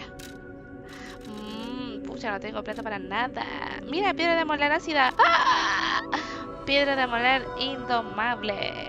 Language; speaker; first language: Spanish; native; Spanish